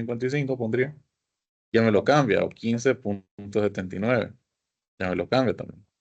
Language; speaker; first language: Spanish; native; Spanish